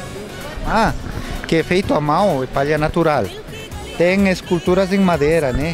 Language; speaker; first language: Portuguese; non-native, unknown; Spanish